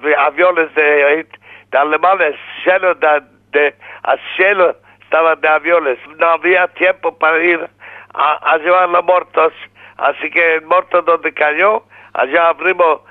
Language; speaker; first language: Spanish; non-native, fluent; Polish